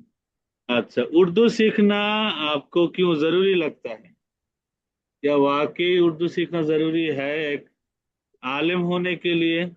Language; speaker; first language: Hindi; non-native, fluent; Bangla